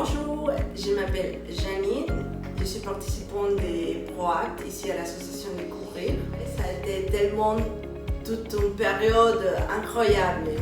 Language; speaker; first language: French; non-native, learner; Spanish